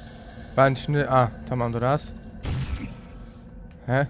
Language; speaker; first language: Turkish; early bilingual, heritage; Turkish